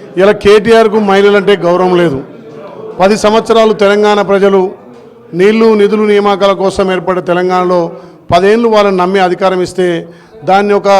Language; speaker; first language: Telugu; native; Telugu